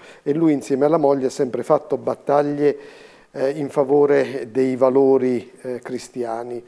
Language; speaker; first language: Italian; native; Italian